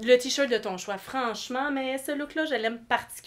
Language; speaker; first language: French; native; French